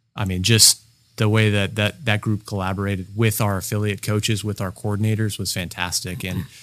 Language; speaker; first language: English; native; English